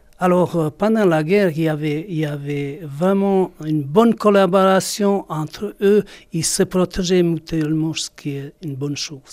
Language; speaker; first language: French; non-native, fluent; Bosnian